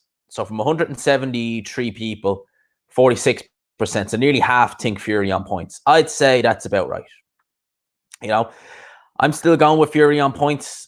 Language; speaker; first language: English; native; English